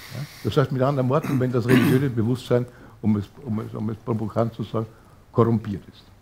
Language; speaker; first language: German; native; German